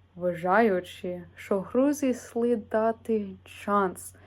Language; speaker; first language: Ukrainian; non-native, learner; English